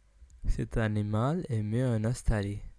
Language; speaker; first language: French; non-native, learner; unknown